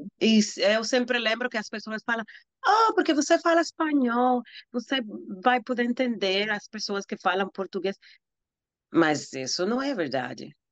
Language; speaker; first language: Portuguese; non-native, learner; Spanish